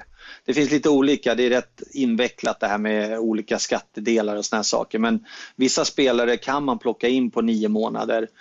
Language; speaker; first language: Swedish; native; Swedish